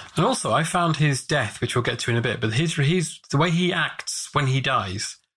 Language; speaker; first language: English; native; English